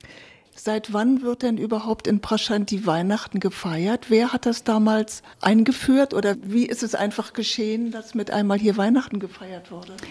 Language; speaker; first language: German; native; German